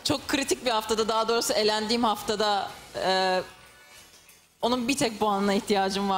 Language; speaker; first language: Turkish; native; Turkish